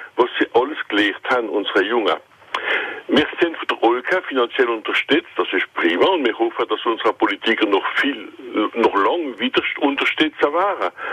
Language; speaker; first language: German; non-native, local second language; French